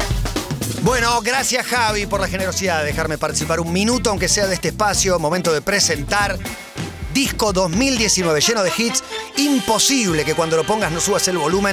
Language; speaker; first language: Spanish; native; Spanish